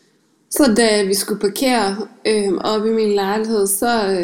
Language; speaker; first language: Danish; native; Danish